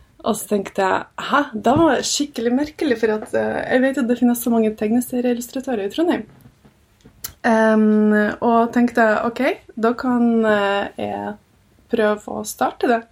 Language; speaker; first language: Norwegian; early bilingual, other home language; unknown